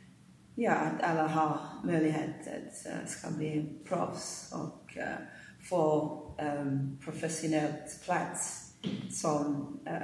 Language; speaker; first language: Swedish; non-native, learner; English